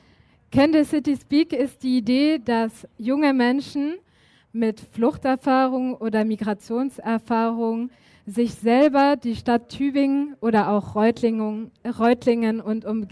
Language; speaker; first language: German; native; German